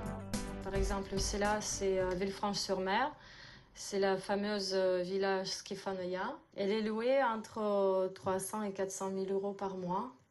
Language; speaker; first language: French; non-native, fluent; Russian